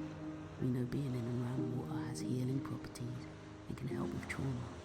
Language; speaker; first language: English; native; English